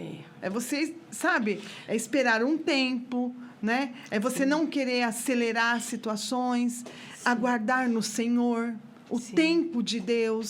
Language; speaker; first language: Portuguese; native; Portuguese